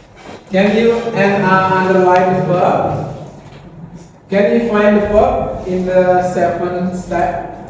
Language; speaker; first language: English; non-native, learner; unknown